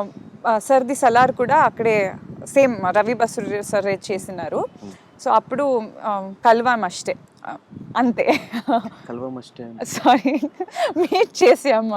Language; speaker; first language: Telugu; non-native, local second language; Kannada